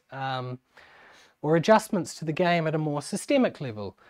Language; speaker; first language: English; native; English